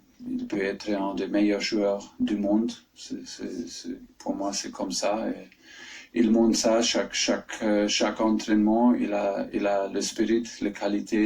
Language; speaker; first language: French; non-native, fluent; German